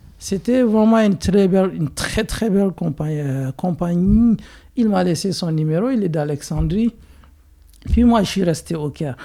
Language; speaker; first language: French; non-native, local second language; Hausa